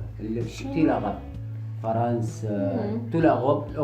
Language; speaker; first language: French; non-native, learner; Arabic